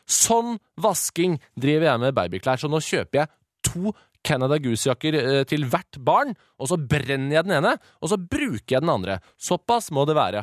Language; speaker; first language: Norwegian; native; Norwegian